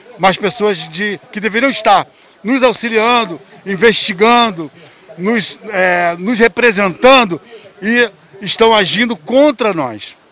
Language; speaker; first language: Portuguese; native; Portuguese